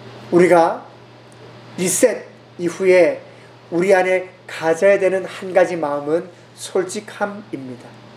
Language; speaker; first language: Korean; native; Korean